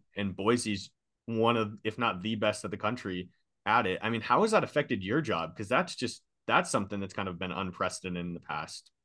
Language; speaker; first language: English; native; English